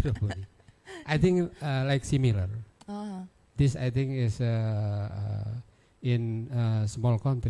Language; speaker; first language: English; non-native, learner; Indonesian